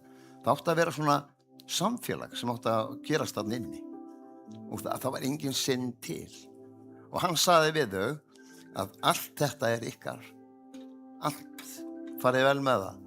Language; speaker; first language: Icelandic; native; Icelandic